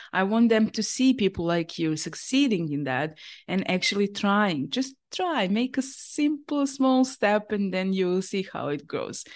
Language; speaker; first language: English; non-native, fluent; Serbian